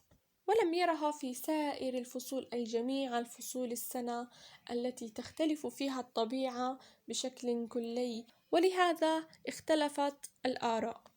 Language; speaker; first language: Arabic; native; Arabic